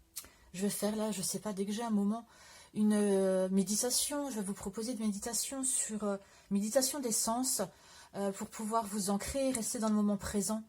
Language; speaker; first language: French; native; French